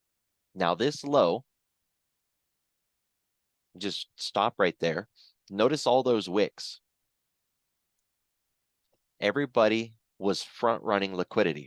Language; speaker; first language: English; native; English